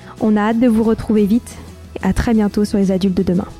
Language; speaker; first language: French; native; French